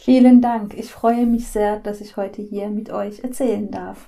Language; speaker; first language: German; early bilingual, other home language; Persian